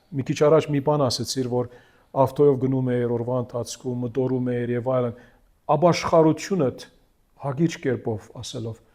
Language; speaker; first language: Armenian; early bilingual, heritage; Armenian